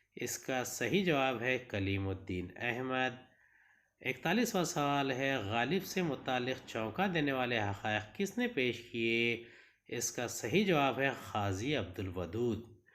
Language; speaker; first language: Urdu; native; Urdu